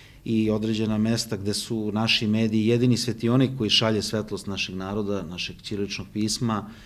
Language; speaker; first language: Bosnian; native; Bosnian